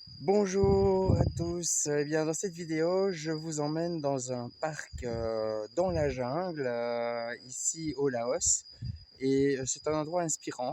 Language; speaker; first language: French; native; French